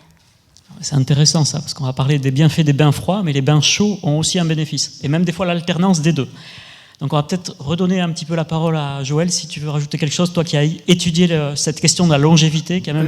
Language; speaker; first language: French; native; French